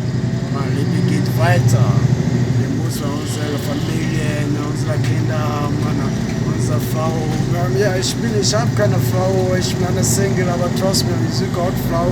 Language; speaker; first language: German; non-native, learner; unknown